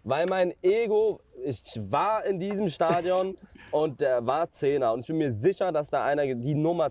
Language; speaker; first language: German; native; German